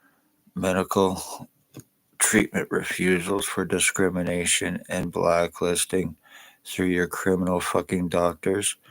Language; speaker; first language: English; native; English